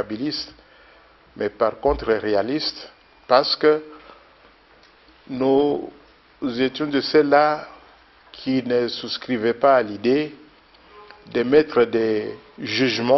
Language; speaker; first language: French; non-native, local second language; Luba-Lulua